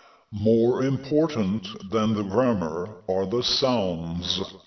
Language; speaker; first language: English; native; English